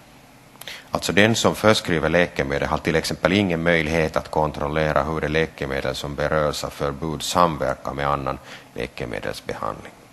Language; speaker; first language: Swedish; non-native, local second language; Finnish